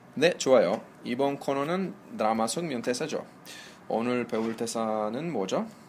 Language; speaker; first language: Korean; non-native, fluent; Italian